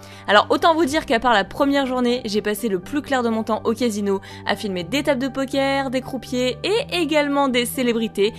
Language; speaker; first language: French; native; French